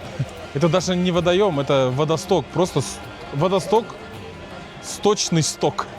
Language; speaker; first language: Russian; native; Russian